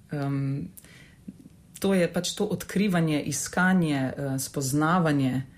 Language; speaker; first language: Slovenian; native; Slovenian